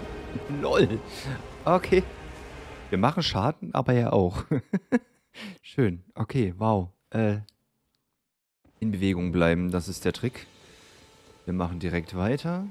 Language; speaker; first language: German; native; German